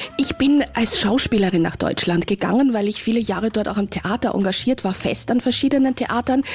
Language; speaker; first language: German; native; German